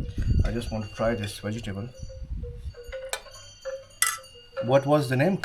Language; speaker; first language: English; non-native, local second language; Urdu